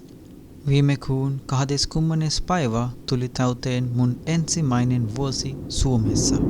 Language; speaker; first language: Finnish; non-native, learner; Sinhala